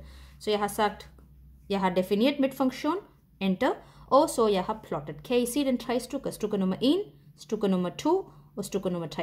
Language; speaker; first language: Danish; non-native, fluent; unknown